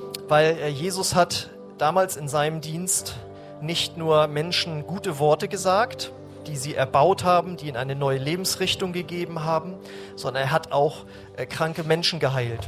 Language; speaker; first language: German; native; German